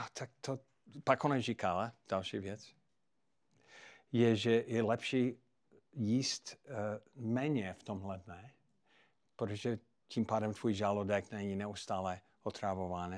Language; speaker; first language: Czech; non-native, fluent; English